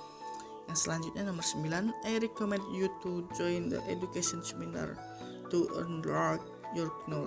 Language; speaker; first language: English; non-native, learner; Indonesian